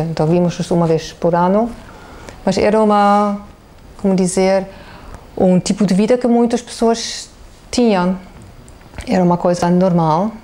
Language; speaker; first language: Portuguese; non-native, fluent; German